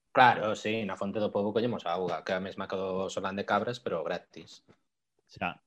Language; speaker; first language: Galician; non-native, local second language; Spanish